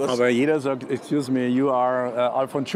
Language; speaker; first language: German; native; German